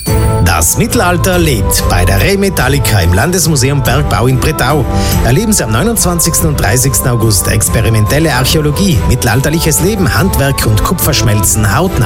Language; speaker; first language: German; native; German